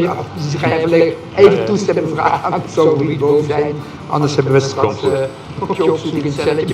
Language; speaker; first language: Dutch; native; Dutch